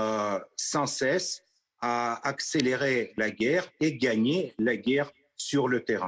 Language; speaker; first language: French; non-native, fluent; Russian